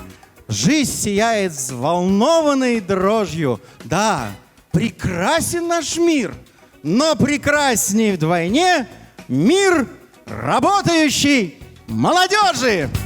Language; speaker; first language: Russian; native; Russian